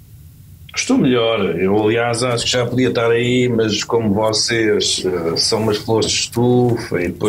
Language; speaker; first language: Portuguese; native; Portuguese